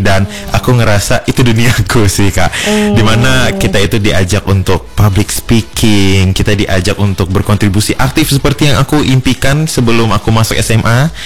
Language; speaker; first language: Indonesian; native; Indonesian